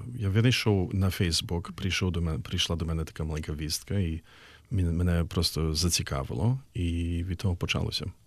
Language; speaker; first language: Ukrainian; early bilingual, heritage; Ukrainian